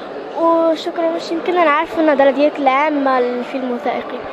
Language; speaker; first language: Arabic; native; Arabic